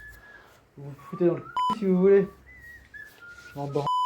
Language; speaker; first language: French; native; French